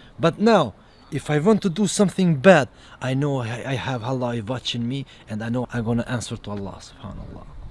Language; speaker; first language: English; non-native, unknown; Albanian